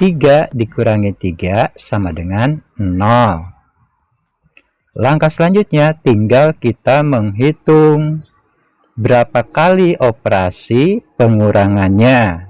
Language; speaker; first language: Indonesian; native; Indonesian